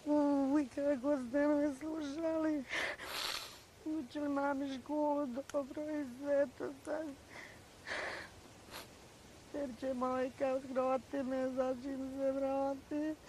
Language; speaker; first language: Bosnian; native; Bosnian